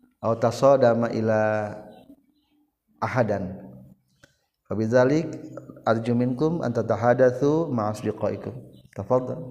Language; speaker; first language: Arabic; non-native, learner; Indonesian